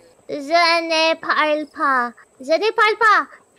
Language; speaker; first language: French; non-native, learner; English